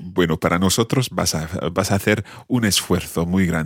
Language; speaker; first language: Spanish; non-native, fluent; English